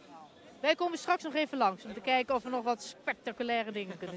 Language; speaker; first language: Dutch; native; Dutch